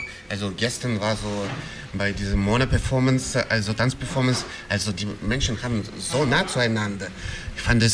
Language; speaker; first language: German; non-native, fluent; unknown